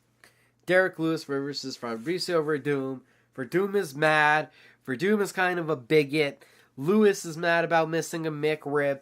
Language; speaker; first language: English; native; English